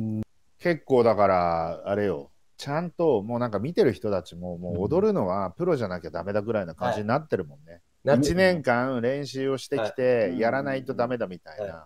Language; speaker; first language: Japanese; native; Japanese